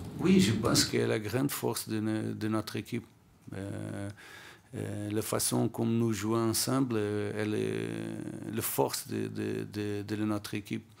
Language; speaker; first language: French; non-native, learner; Portuguese